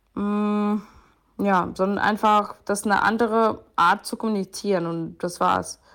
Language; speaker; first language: German; non-native, fluent; Ukrainian